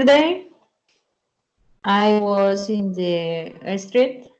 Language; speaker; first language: English; non-native, learner; Spanish